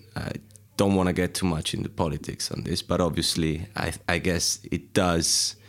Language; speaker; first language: English; non-native, fluent; Italian